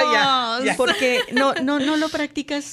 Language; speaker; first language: Spanish; native; Spanish